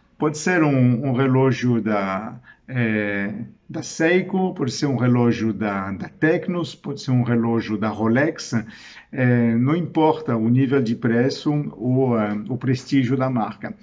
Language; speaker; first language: Portuguese; non-native, fluent; French